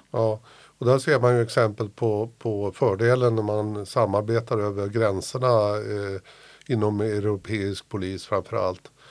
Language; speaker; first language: Swedish; native; Swedish